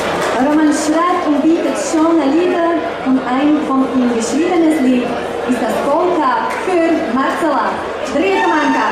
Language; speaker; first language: German; non-native, fluent; Slovak